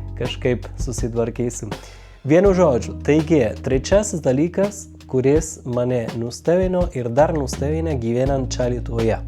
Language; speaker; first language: Lithuanian; non-native, fluent; Spanish